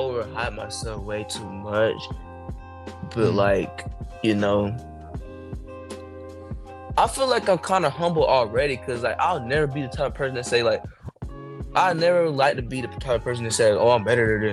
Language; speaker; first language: English; native; English